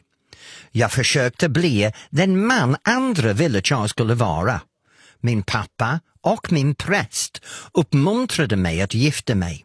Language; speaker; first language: Swedish; non-native, fluent; English